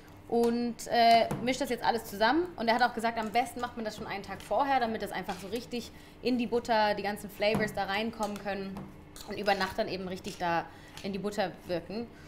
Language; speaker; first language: German; native; German